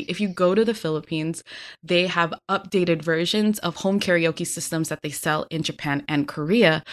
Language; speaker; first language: English; early bilingual, other home language; Filipino